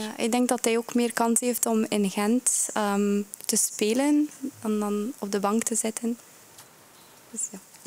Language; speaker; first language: Dutch; early bilingual, other home language; Japanese